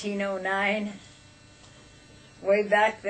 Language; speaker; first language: English; native; English